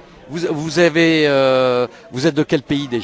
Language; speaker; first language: French; native; French